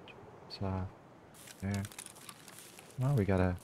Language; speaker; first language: English; native; English